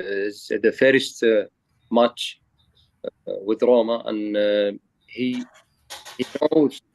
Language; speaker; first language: English; non-native, learner; Arabic